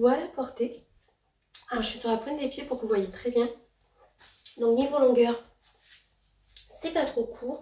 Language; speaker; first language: French; native; French